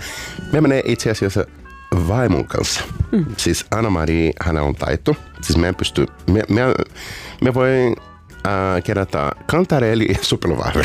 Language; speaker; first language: Finnish; non-native, fluent; Portuguese